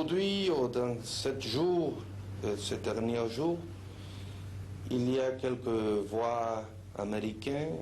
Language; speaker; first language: French; non-native, fluent; Spanish